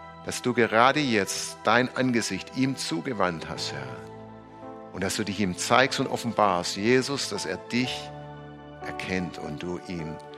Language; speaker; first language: German; native; German